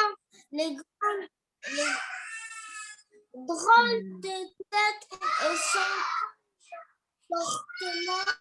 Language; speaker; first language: French; non-native, learner; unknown